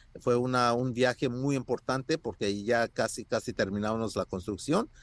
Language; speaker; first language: Spanish; early bilingual, heritage; Spanish